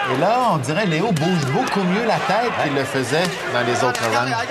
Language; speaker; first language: French; native; French